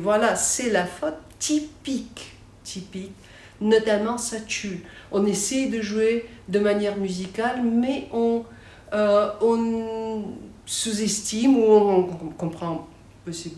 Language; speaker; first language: French; non-native, fluent; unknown